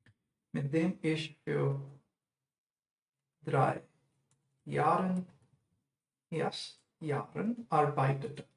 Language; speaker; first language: German; non-native, fluent; English